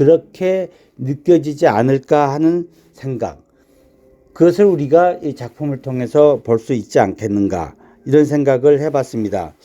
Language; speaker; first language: Korean; native; Korean